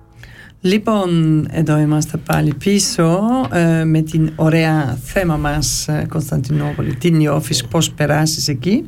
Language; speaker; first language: Greek; early bilingual, heritage; Greek